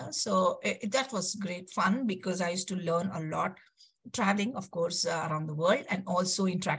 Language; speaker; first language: English; non-native, local second language; Kannada